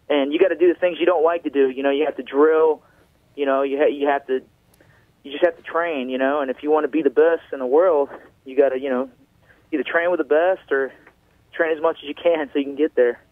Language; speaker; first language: English; native; English